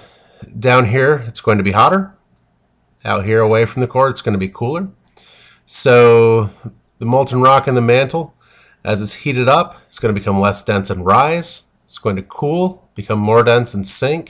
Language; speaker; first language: English; native; English